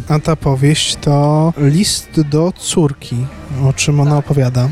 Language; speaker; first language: Polish; native; Polish